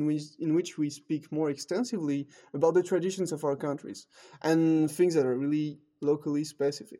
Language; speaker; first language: English; non-native, fluent; French